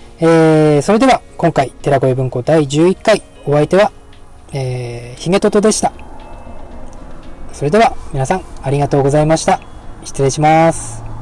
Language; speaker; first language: Japanese; native; Japanese